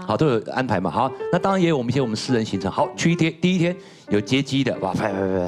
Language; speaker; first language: Chinese; native; Chinese